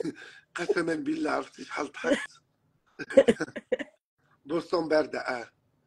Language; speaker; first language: Arabic; native; Arabic